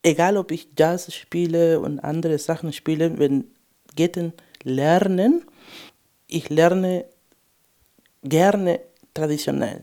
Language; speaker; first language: German; non-native, fluent; Spanish